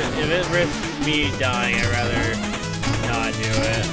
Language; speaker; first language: English; native; English